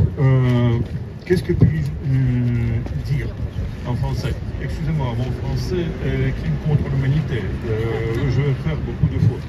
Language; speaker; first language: French; non-native, learner; Russian